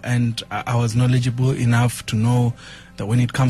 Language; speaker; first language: English; non-native, local second language; Venda